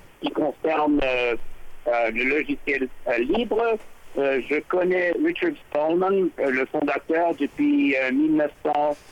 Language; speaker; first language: French; non-native, learner; English